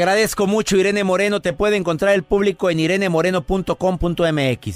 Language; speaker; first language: Spanish; native; Spanish